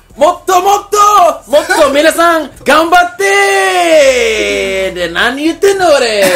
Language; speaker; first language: Japanese; non-native, fluent; English